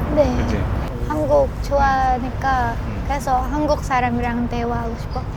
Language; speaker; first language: Korean; non-native, learner; Indonesian